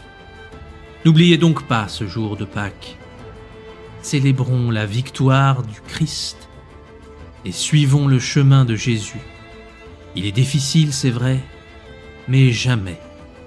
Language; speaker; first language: French; native; French